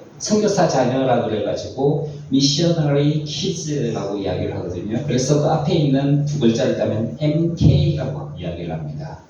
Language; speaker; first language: Korean; native; Korean